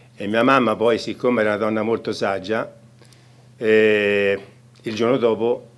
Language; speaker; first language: Italian; native; Italian